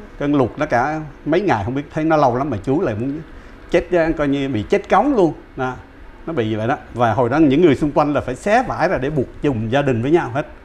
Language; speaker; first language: Vietnamese; native; Vietnamese